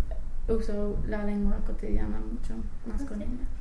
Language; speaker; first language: Spanish; non-native, fluent; English